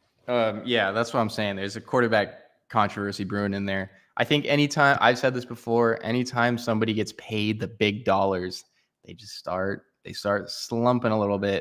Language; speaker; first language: English; native; English